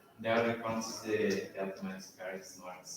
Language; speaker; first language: English; non-native, learner; Portuguese